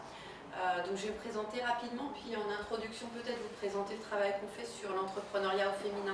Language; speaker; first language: French; native; French